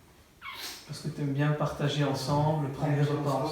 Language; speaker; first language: French; native; French